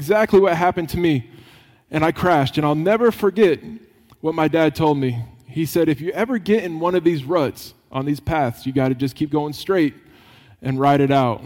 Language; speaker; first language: English; native; English